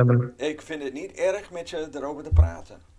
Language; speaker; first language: Dutch; non-native, fluent; English